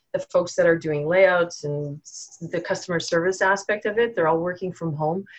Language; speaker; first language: English; native; English